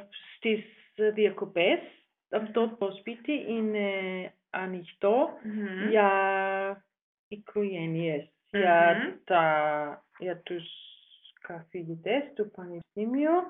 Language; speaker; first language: Greek; non-native, learner; German